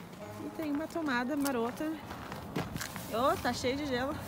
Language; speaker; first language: Portuguese; native; Portuguese